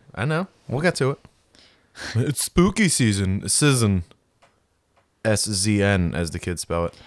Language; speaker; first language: English; early bilingual, other home language; Filipino